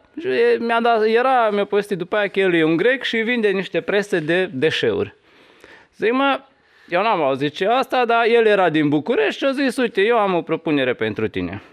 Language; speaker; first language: Romanian; non-native, local second language; Hungarian